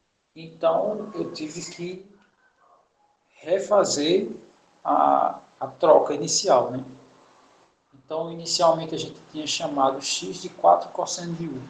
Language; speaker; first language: Portuguese; native; Portuguese